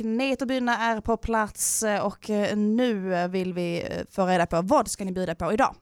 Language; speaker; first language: Swedish; native; Swedish